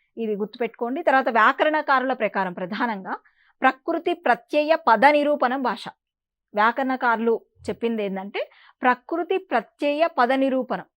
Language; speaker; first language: Telugu; native; Telugu